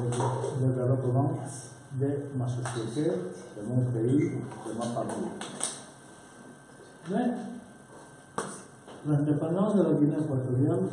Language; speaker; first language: French; non-native, learner; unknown